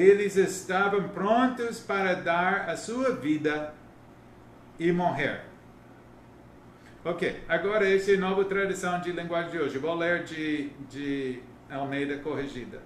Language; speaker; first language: Portuguese; non-native, learner; English